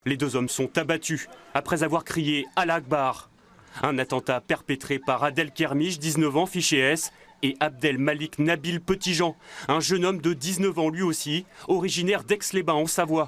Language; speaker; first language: French; native; French